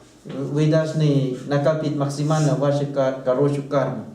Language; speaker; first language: Russian; non-native, learner; Thai